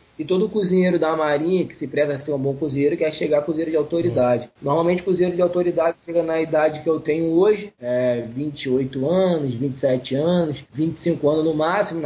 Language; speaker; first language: Portuguese; native; Portuguese